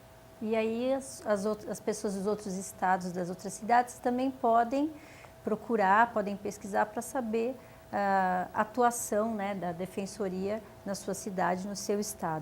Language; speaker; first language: Portuguese; native; Portuguese